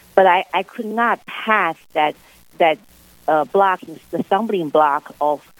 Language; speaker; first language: English; non-native, fluent; Chinese